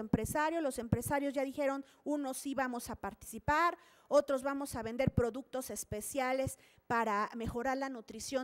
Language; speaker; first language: Spanish; native; Spanish